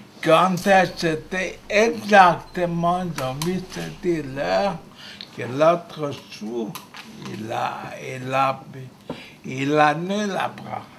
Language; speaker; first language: French; non-native, fluent; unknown